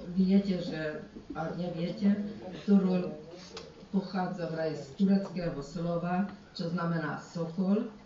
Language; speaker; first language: Slovak; early bilingual, heritage; Slovak